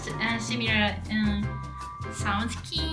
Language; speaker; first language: English; non-native, learner; Japanese